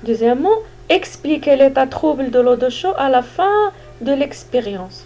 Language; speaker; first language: French; non-native, local second language; Arabic